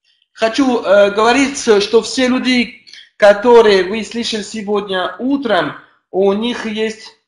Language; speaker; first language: Russian; non-native, learner; French